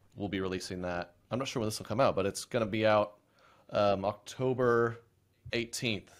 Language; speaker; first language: English; native; English